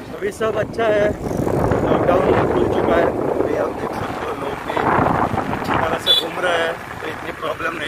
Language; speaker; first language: Hindi; non-native, local second language; Gujarati